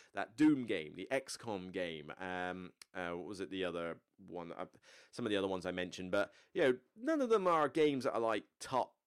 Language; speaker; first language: English; native; English